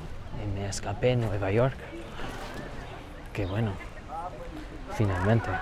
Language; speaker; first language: Spanish; non-native, learner; English